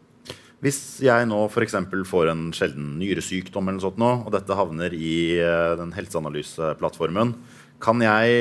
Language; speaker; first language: Norwegian; native; Norwegian